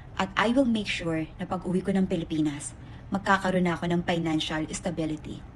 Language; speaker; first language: Filipino; native; Filipino